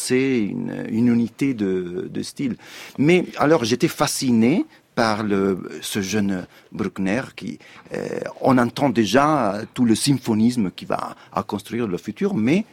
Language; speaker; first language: French; non-native, fluent; Italian